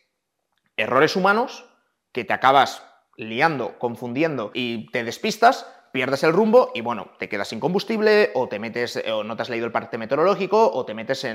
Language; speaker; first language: Spanish; native; Spanish